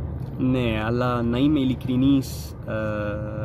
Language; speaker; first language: Greek; non-native, fluent; Arabic